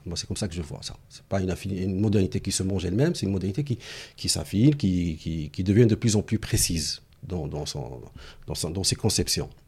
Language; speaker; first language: French; non-native, local second language; Arabic